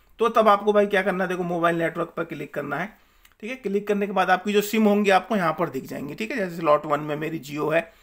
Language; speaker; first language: Hindi; native; Hindi